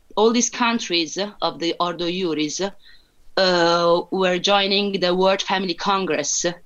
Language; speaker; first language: English; non-native, fluent; Italian